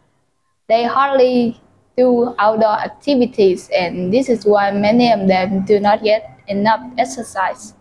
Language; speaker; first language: English; non-native, learner; Vietnamese